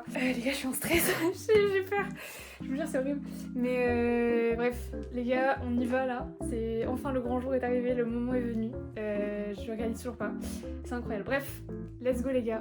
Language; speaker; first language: French; native; French